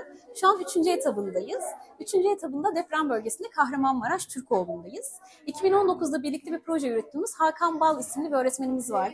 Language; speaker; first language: Turkish; native; Turkish